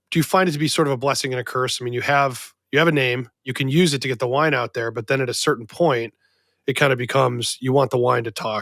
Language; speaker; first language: English; native; English